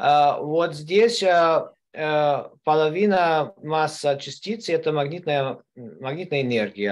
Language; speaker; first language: Russian; non-native, learner; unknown